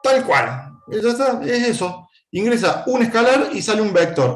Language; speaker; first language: Spanish; native; Spanish